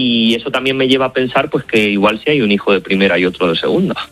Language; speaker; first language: Spanish; native; Spanish